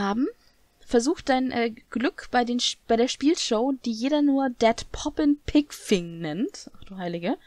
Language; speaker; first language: German; native; German